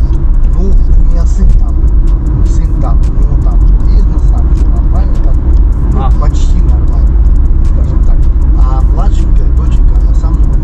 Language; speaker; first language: Russian; native; Russian